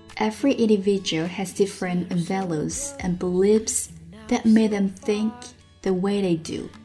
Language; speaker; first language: English; non-native, fluent; Chinese